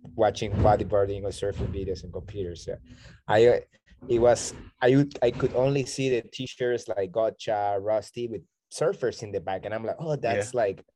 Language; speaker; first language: English; non-native, fluent; Spanish